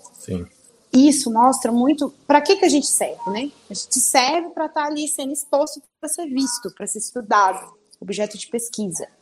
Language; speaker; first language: Portuguese; early bilingual, other home language; Spanish